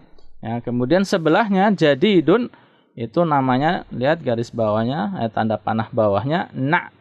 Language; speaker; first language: Indonesian; native; Indonesian